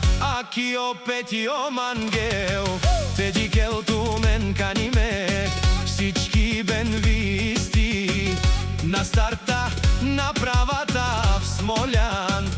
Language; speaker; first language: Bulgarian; non-native, local second language; Romany